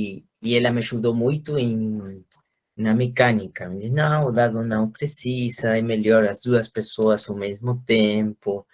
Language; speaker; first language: Portuguese; non-native, fluent; Spanish